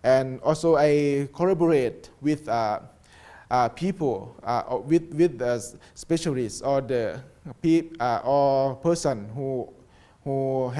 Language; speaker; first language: English; non-native, learner; Thai